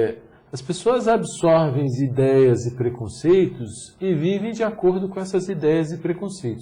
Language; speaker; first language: Portuguese; native; Portuguese